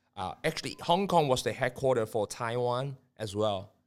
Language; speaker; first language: English; non-native, local second language; Cantonese